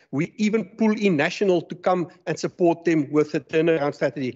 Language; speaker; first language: English; non-native, local second language; Afrikaans